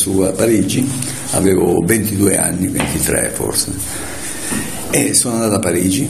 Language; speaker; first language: Italian; native; Italian